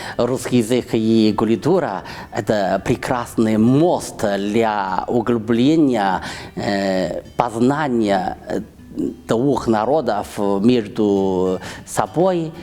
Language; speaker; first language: Russian; non-native, fluent; Chinese